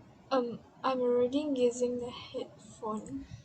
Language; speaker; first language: English; non-native, learner; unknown